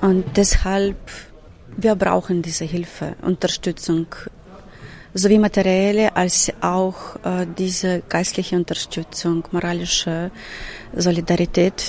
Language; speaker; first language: German; non-native, fluent; Ukrainian